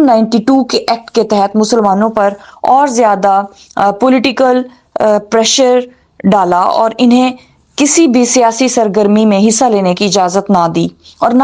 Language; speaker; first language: Urdu; native; Urdu